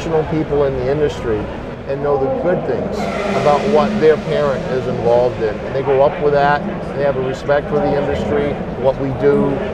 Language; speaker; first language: English; native; English